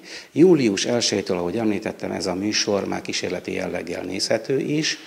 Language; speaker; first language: Hungarian; native; Hungarian